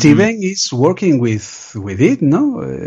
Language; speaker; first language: English; non-native, learner; Spanish